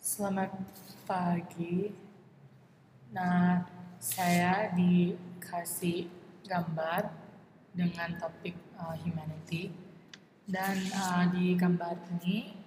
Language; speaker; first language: Indonesian; non-native, learner; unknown